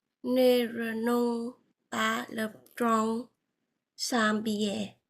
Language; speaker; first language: French; non-native, learner; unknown